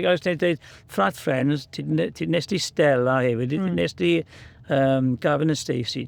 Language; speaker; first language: Welsh; native; Welsh